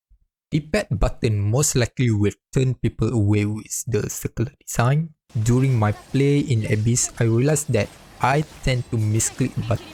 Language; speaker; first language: English; non-native, fluent; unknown